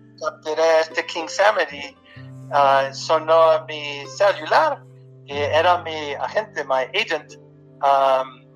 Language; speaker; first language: Spanish; early bilingual, heritage; Spanish